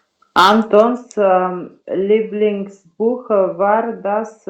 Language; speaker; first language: German; non-native, learner; Macedonian